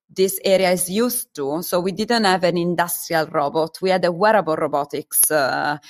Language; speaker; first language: English; non-native, fluent; Italian